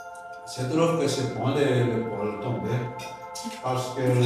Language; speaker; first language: French; non-native, local second language; Malagasy